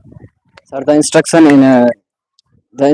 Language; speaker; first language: English; non-native, learner; Hindi